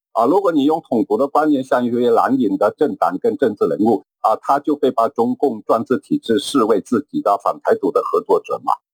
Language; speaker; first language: Chinese; native; Chinese